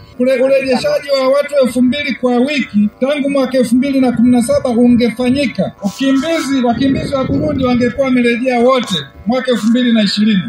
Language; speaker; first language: Swahili; native; Swahili